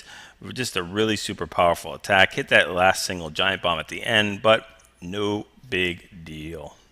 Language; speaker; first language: English; native; English